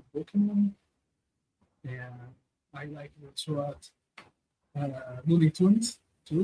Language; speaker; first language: English; non-native, learner; Portuguese